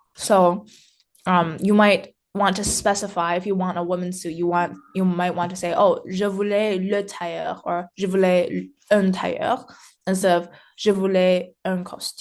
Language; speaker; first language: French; non-native, learner; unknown